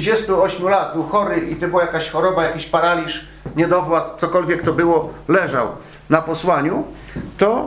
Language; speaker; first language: Polish; native; Polish